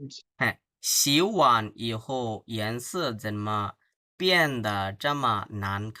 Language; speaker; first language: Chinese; non-native, fluent; Bangla